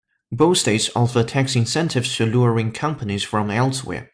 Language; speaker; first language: English; non-native, fluent; Chinese